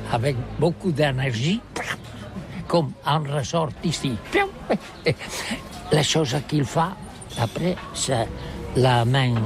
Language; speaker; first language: French; non-native, learner; Catalan